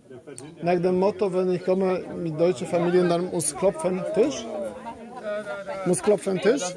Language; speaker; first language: German; non-native, learner; Polish